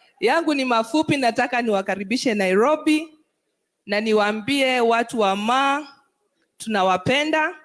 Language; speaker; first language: Swahili; non-native, local second language; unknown